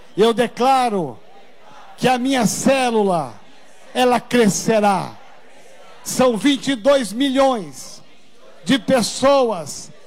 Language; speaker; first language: Portuguese; native; Portuguese